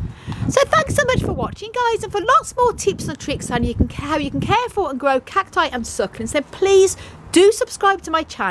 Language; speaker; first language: English; native; English